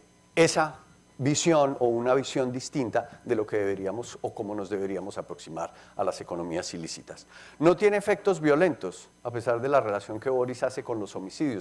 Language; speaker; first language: Spanish; native; Spanish